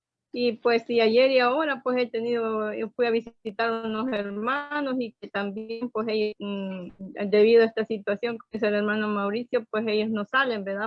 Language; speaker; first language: Spanish; native; Spanish